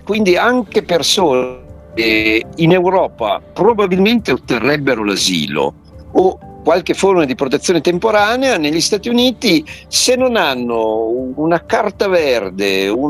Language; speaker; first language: Italian; native; Italian